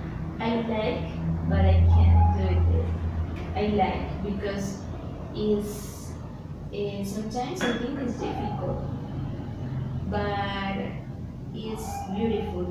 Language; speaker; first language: English; non-native, learner; Spanish